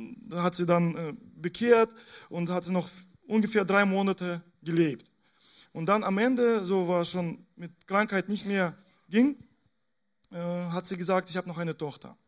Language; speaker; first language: German; non-native, fluent; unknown